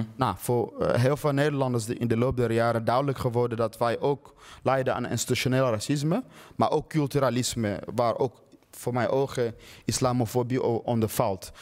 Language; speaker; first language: Dutch; early bilingual, other home language; Swahili